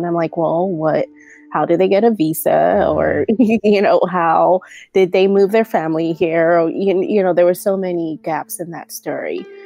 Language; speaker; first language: English; non-native, local second language; Yoruba